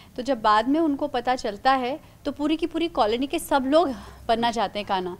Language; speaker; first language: Hindi; native; Hindi